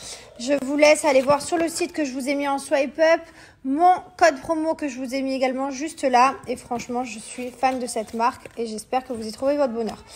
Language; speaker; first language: French; native; French